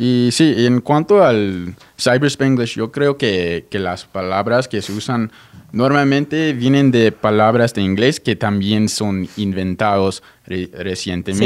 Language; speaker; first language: Spanish; non-native, fluent; English